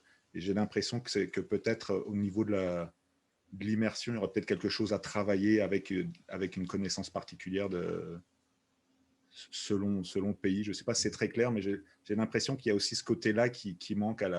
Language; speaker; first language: French; native; French